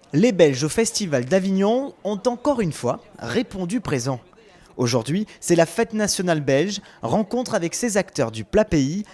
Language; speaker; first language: French; native; French